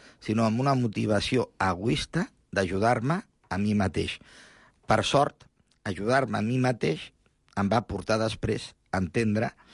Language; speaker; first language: Catalan; native; Catalan